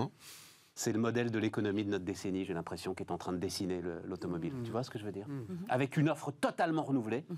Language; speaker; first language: French; native; French